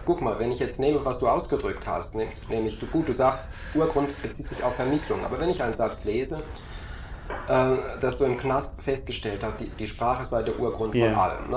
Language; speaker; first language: German; native; German